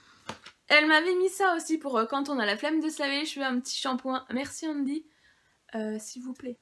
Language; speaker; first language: French; native; French